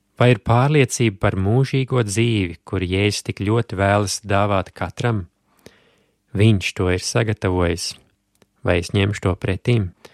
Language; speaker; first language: Latvian; native; Latvian